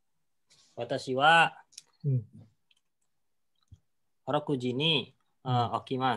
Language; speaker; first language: Japanese; non-native, learner; Indonesian